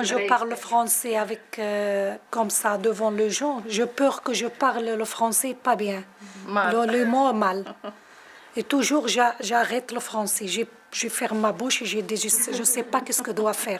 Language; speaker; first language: French; non-native, local second language; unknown